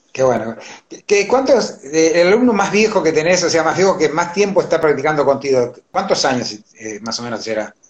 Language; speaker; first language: Spanish; native; Spanish